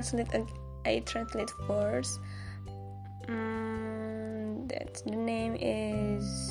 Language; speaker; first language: English; non-native, learner; Indonesian